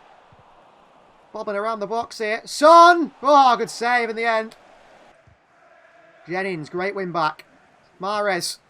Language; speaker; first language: English; native; English